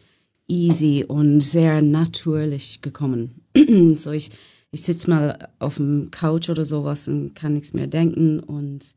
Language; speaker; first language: German; non-native, learner; English